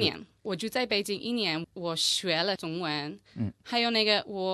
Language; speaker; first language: Chinese; non-native, learner; English